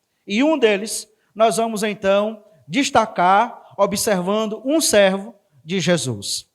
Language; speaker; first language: Portuguese; native; Portuguese